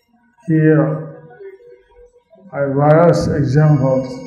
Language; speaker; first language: Spanish; non-native, learner; English